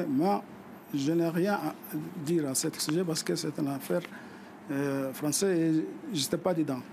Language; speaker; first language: French; non-native, fluent; Arabic